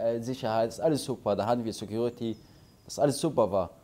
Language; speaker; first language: German; non-native, learner; Arabic